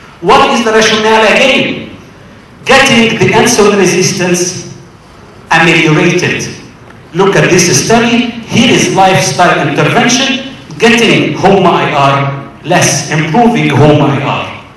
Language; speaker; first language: English; non-native, fluent; Arabic